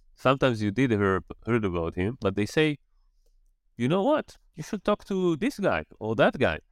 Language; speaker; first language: English; non-native, fluent; Hebrew